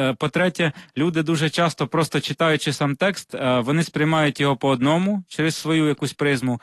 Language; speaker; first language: Ukrainian; non-native, local second language; Russian